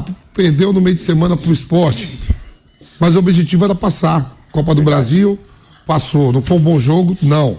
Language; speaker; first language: Portuguese; native; Portuguese